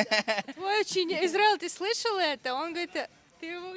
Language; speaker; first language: Russian; native; Russian